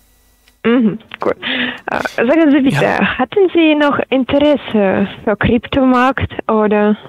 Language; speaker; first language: German; non-native, learner; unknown